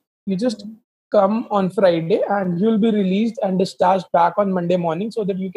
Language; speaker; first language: English; non-native, local second language; Hindi